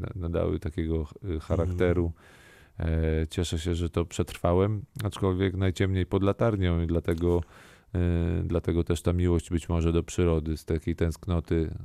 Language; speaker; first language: Polish; native; Polish